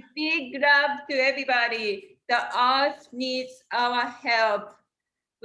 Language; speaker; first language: English; non-native, learner; Japanese